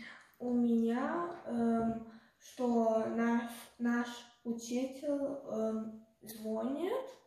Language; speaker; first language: Russian; early bilingual, heritage; Russian